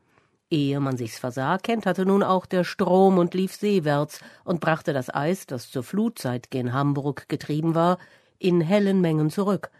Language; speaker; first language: German; native; German